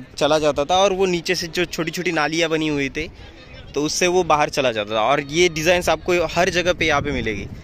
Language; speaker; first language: Hindi; non-native, local second language; Marathi